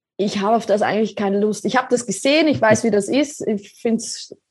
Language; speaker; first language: German; native; German